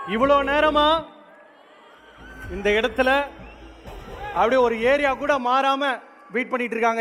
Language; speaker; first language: Tamil; native; Tamil